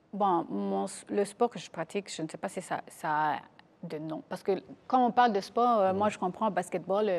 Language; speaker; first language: French; non-native, local second language; Kinyarwanda